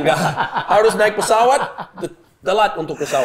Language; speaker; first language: Indonesian; non-native, learner; English